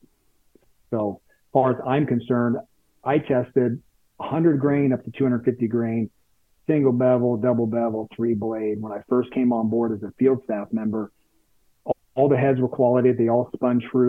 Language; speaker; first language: English; native; English